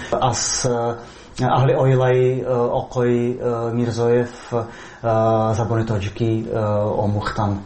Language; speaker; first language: Persian; non-native, fluent; Slovak